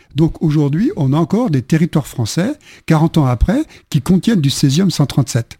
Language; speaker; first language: French; native; French